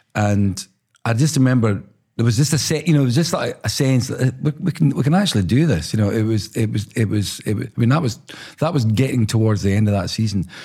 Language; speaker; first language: English; native; English